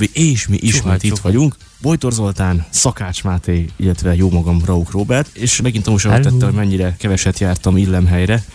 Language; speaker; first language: Hungarian; native; Hungarian